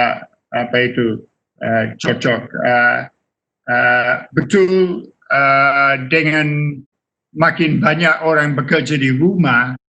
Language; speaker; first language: Indonesian; non-native, fluent; English